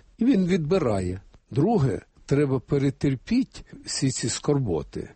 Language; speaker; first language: Ukrainian; native; Ukrainian